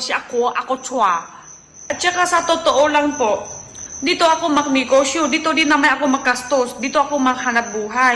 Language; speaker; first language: Filipino; non-native, learner; Chinese